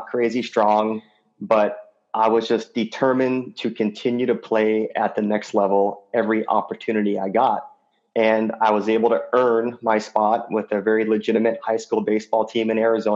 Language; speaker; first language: English; native; English